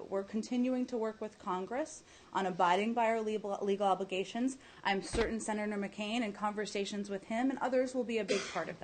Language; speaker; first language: English; native; English